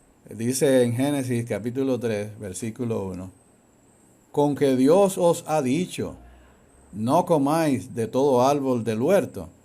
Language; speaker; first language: Spanish; native; Spanish